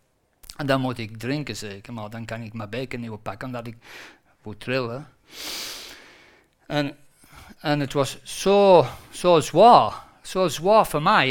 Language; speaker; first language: Dutch; non-native, fluent; English